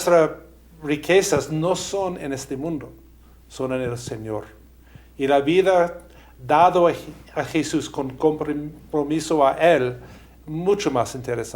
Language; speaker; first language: Spanish; non-native, fluent; English